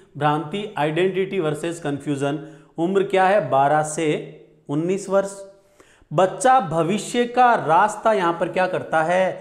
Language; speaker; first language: Hindi; native; Hindi